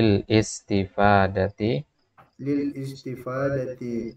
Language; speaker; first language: Arabic; non-native, fluent; Indonesian